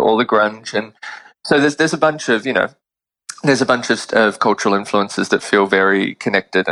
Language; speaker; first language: English; native; English